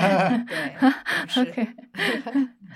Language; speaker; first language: Chinese; non-native, fluent; English